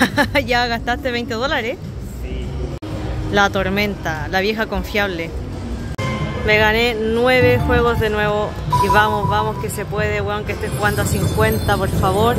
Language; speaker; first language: Spanish; native; Spanish